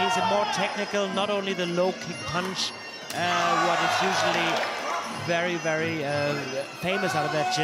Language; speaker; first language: English; non-native, fluent; German